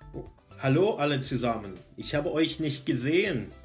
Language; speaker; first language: German; non-native, fluent; English